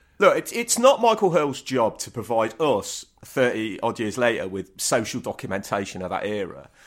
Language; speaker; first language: English; native; English